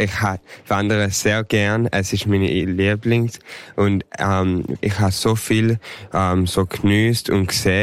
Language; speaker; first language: German; early bilingual, heritage; English